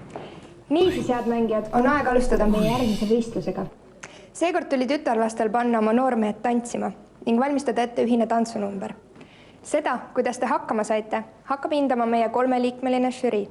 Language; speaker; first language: Estonian; native; Estonian